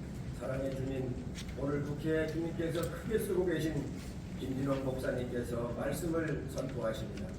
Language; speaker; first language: Korean; native; Korean